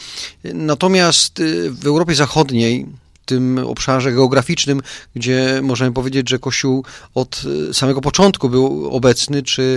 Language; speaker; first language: Polish; native; Polish